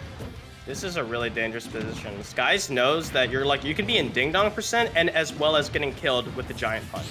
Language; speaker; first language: English; native; English